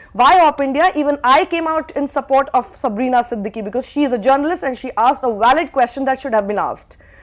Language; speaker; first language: Hindi; native; Hindi